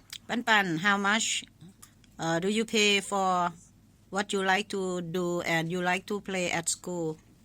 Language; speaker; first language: English; non-native, learner; Thai